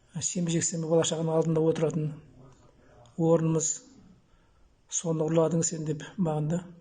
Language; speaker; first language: Kazakh; native; Kazakh